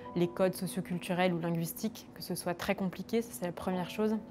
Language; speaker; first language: French; native; French